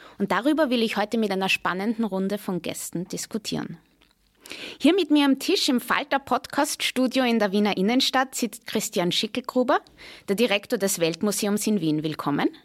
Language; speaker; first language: German; native; German